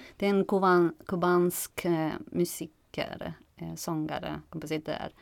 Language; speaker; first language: Swedish; non-native, fluent; Spanish